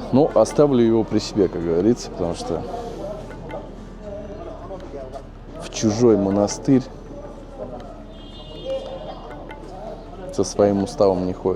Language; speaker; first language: Russian; native; Russian